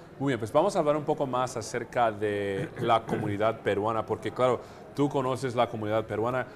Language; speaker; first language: Spanish; early bilingual, heritage; Spanish